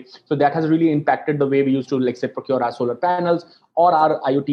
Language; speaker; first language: English; non-native, local second language; Hindi